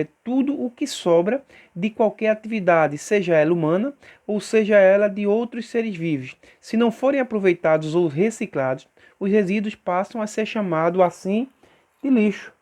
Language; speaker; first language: Portuguese; native; Portuguese